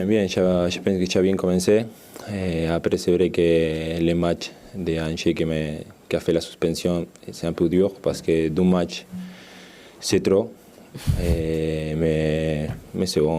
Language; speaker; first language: French; non-native, learner; Spanish